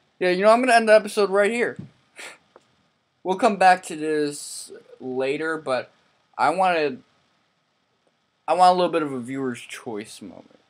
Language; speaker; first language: English; native; English